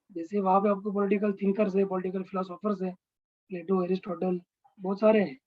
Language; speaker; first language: Hindi; non-native, local second language; Marathi